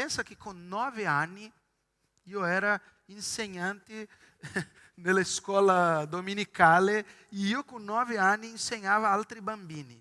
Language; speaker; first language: Italian; non-native, fluent; Portuguese